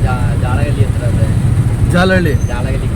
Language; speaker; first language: Kannada; non-native, learner; Tamil